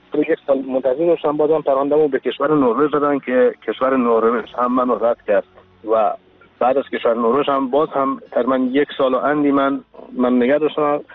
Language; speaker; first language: Persian; non-native, local second language; Kurdish